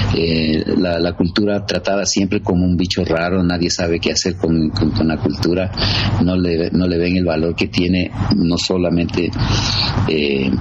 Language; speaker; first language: Spanish; native; Spanish